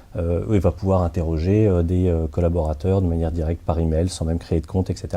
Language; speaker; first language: French; native; French